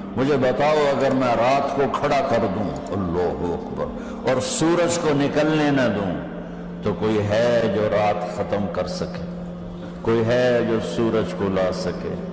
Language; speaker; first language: Urdu; non-native, local second language; Punjabi